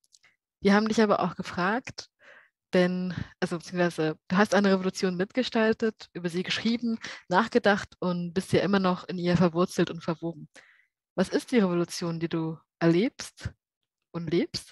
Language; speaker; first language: German; native; German